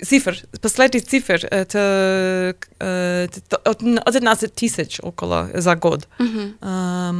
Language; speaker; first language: Russian; non-native, learner; English